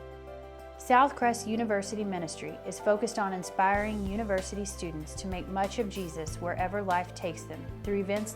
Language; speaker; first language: English; native; English